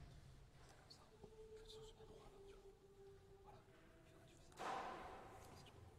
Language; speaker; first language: French; native; French